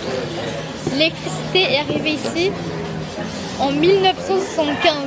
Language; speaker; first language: French; native; French